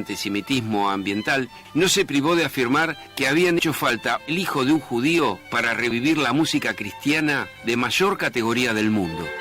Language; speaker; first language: Spanish; native; Spanish